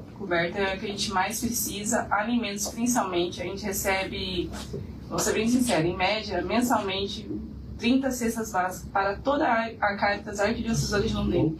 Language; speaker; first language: Portuguese; native; Portuguese